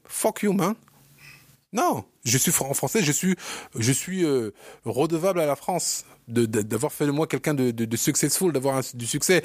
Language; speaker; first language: French; early bilingual, other home language; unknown